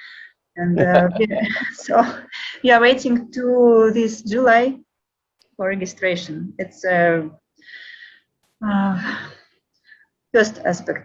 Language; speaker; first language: English; non-native, learner; Russian